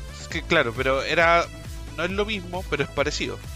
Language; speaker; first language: Spanish; native; Spanish